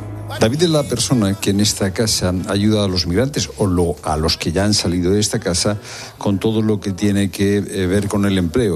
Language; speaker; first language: Spanish; native; Spanish